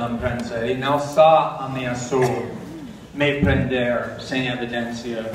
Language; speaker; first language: Portuguese; non-native, fluent; English